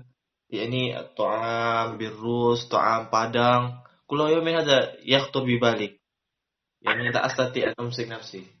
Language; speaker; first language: Arabic; non-native, learner; Indonesian